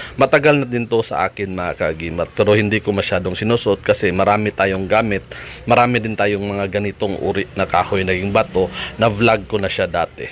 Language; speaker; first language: Filipino; native; Filipino